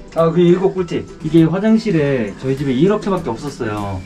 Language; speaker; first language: Korean; native; Korean